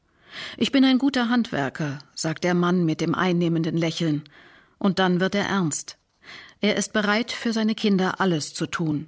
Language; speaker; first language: German; native; German